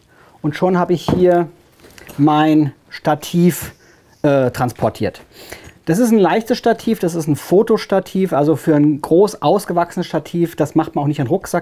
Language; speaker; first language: German; native; German